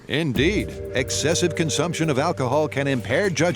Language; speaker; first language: English; native; English